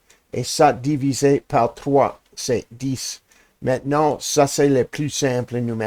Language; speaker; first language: French; non-native, learner; English